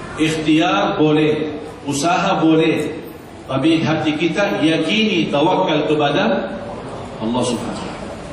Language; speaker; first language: Malay; non-native, fluent; Arabic